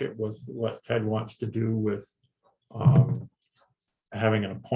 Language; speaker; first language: English; native; English